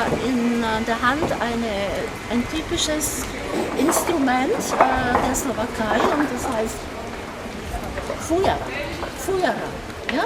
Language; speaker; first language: German; non-native, local second language; Slovak